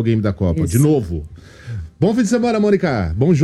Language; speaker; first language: Portuguese; native; Portuguese